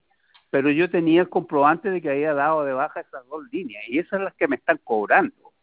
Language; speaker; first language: Spanish; native; Spanish